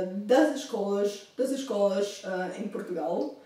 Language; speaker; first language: Portuguese; non-native, fluent; Bulgarian